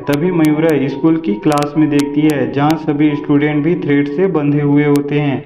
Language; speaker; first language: Hindi; native; Hindi